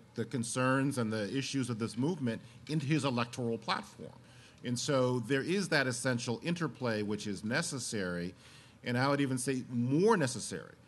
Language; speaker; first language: English; native; English